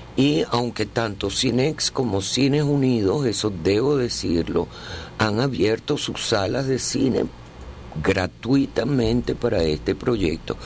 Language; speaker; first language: Spanish; early bilingual, other home language; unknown